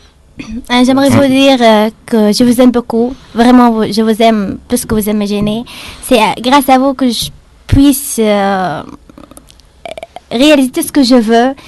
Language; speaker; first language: French; non-native, fluent; Arabic